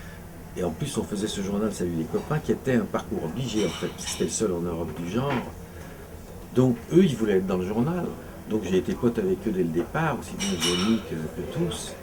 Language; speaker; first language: French; native; French